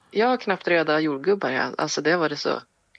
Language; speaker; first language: Swedish; native; Swedish